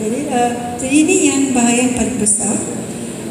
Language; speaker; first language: Indonesian; non-native, fluent; English